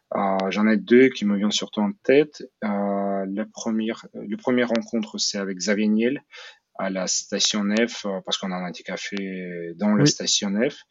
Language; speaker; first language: French; non-native, fluent; Ukrainian